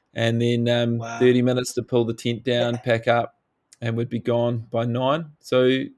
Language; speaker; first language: English; native; English